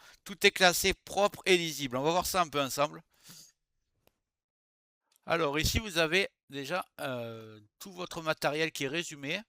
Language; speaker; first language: French; native; French